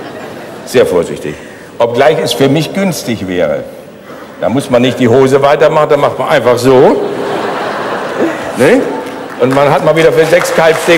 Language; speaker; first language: German; native; German